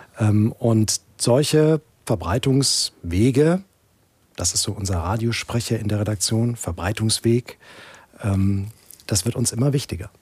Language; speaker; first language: German; native; German